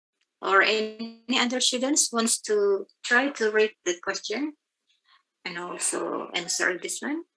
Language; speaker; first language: English; non-native, fluent; Indonesian